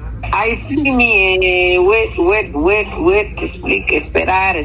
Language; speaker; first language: English; non-native, learner; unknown